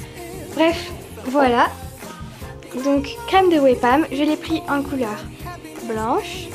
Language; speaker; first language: French; native; French